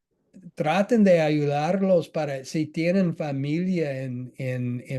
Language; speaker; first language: Spanish; non-native, fluent; English